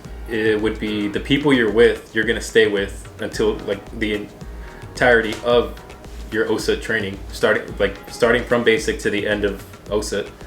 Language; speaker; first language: English; native; English